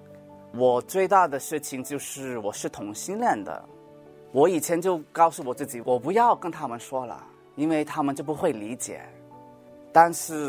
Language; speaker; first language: Chinese; early bilingual, heritage; Cantonese